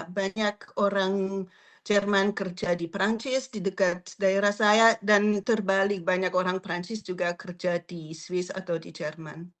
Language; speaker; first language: Indonesian; non-native, fluent; French